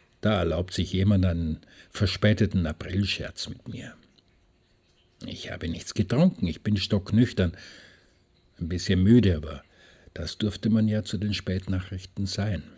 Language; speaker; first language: German; native; German